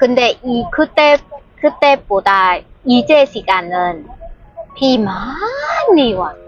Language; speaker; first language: Korean; non-native, learner; Vietnamese